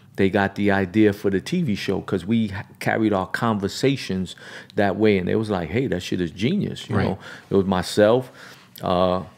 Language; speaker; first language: English; native; English